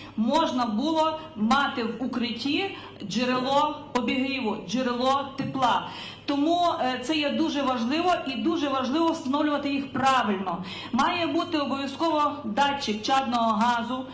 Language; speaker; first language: Ukrainian; native; Ukrainian